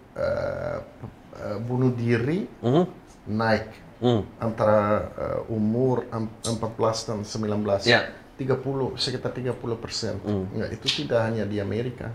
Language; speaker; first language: Indonesian; non-native, fluent; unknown